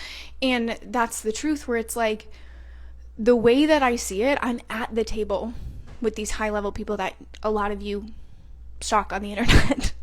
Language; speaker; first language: English; native; English